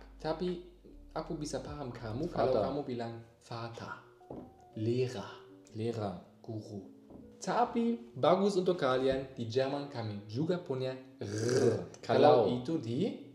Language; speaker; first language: Indonesian; non-native, learner; German